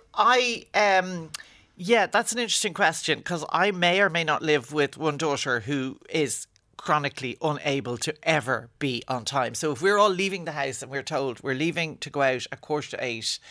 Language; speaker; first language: English; native; English